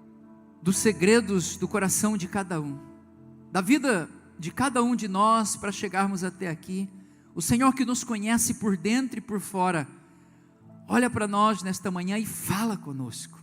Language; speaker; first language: Portuguese; native; Portuguese